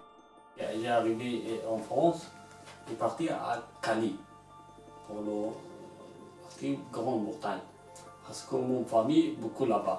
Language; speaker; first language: French; non-native, learner; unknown